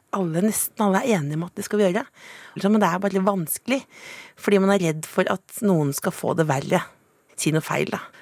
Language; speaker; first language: Norwegian; native; Norwegian